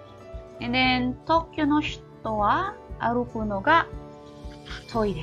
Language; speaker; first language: Japanese; non-native, fluent; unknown